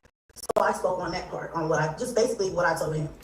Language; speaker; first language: English; native; English